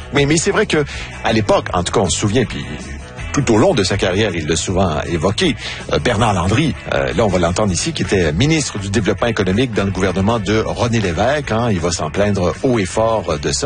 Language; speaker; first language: French; native; French